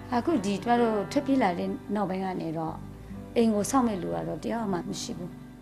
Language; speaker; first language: Burmese; non-native, local second language; Kachin